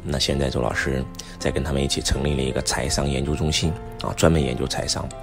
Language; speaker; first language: Chinese; native; Chinese